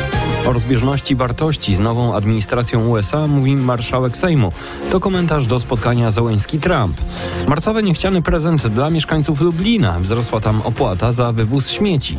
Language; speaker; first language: Polish; native; Polish